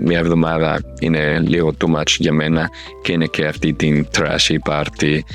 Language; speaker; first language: Greek; non-native, fluent; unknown